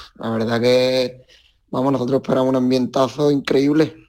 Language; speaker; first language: Spanish; native; Spanish